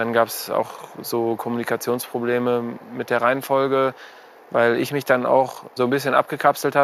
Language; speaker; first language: German; native; German